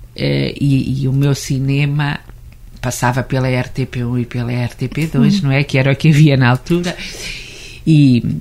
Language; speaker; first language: Portuguese; native; Portuguese